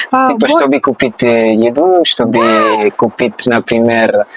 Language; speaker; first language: Russian; non-native, learner; Spanish